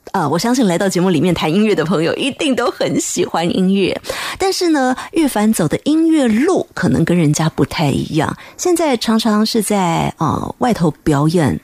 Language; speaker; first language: Chinese; native; Chinese